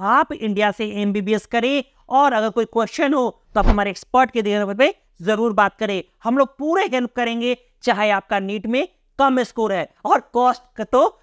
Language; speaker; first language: Hindi; native; Hindi